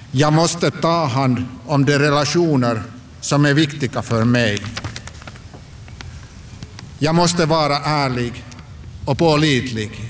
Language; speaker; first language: Swedish; non-native, local second language; Finnish